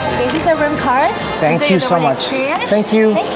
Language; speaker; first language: English; non-native, fluent; Thai